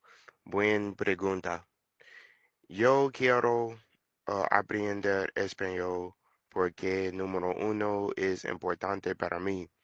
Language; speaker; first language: Spanish; non-native, learner; English